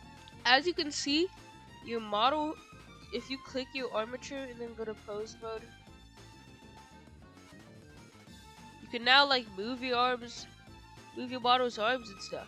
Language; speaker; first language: English; native; English